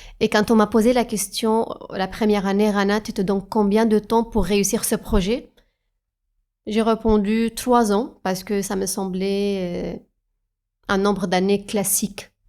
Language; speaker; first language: French; non-native, fluent; Arabic